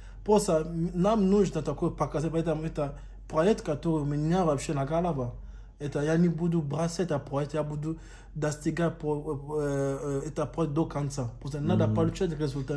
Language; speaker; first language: Russian; non-native, learner; Lingala